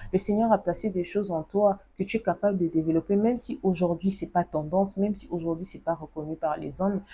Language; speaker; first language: French; non-native, local second language; Lingala